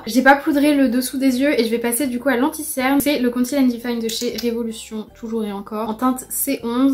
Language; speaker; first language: French; native; French